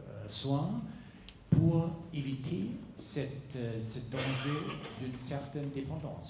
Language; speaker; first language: French; non-native, fluent; German